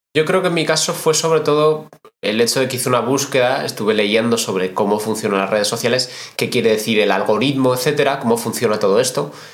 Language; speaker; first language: Spanish; native; Spanish